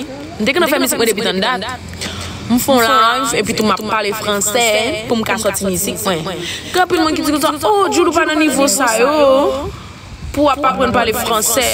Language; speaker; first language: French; non-native, learner; Haitian Creole